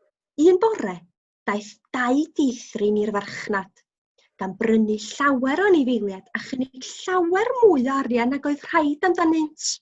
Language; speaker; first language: Welsh; native; Welsh